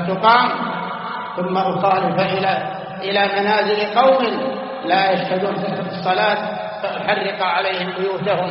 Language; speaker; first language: Arabic; native; Arabic